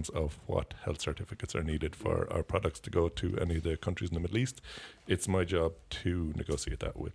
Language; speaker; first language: English; native; English